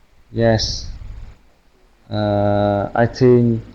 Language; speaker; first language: English; non-native, learner; Vietnamese